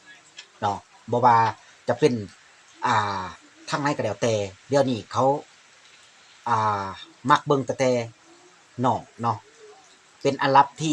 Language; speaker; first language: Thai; non-native, local second language; Lao